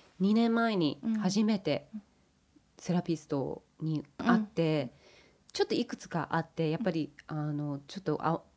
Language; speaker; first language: Japanese; early bilingual, heritage; English